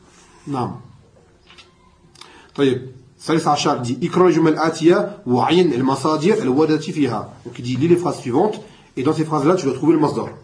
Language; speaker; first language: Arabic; non-native, learner; French